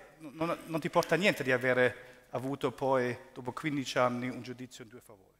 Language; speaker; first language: Italian; early bilingual, heritage; German